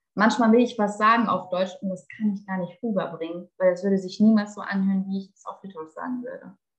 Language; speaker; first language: German; native; German